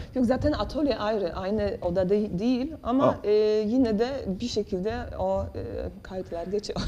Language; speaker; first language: Turkish; non-native, fluent; Polish